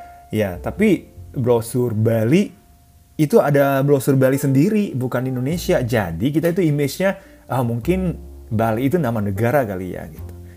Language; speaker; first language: Indonesian; non-native, fluent; Japanese